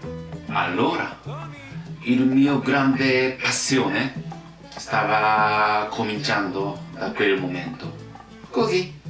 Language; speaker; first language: Italian; non-native, learner; Japanese